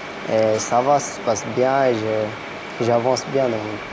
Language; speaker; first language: French; non-native, learner; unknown